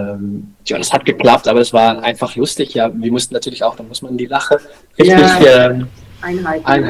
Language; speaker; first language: German; non-native, learner; Dutch